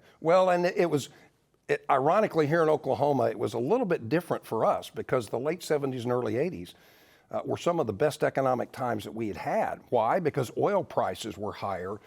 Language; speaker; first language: English; native; English